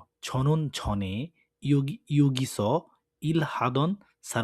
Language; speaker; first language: Korean; non-native, fluent; Bangla